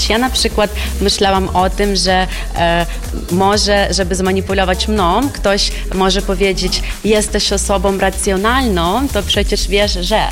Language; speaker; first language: Polish; non-native, fluent; Ukrainian